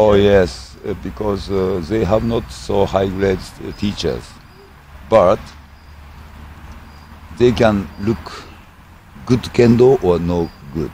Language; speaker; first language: English; non-native, learner; Japanese